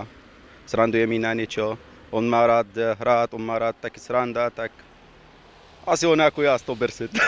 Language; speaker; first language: Slovak; non-native, learner; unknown